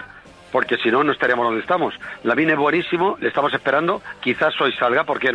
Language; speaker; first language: Spanish; native; Spanish